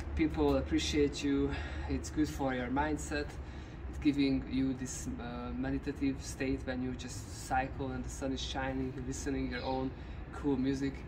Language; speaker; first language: English; non-native, fluent; Hungarian